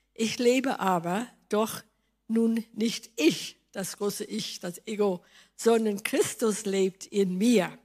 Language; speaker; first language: German; non-native, fluent; English